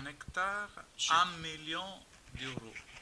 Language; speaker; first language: French; non-native, learner; Italian